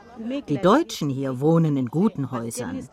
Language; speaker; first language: German; non-native, local second language; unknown